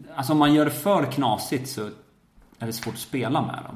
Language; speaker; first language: Swedish; native; Swedish